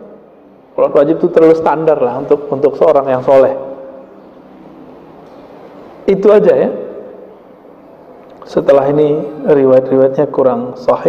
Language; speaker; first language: Indonesian; native; Indonesian